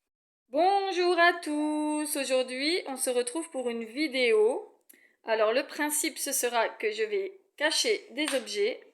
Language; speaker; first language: French; native; French